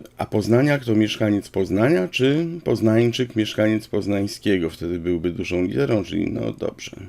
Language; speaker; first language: Polish; native; Polish